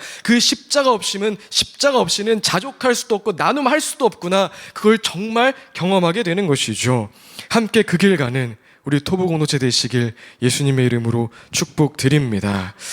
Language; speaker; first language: Korean; native; Korean